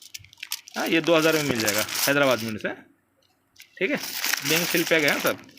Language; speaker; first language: Hindi; native; Hindi